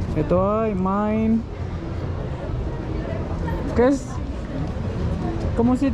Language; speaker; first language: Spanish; non-native, learner; Filipino